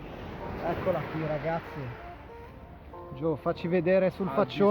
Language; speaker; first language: Italian; native; Italian